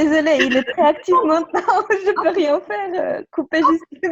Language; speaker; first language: French; non-native, fluent; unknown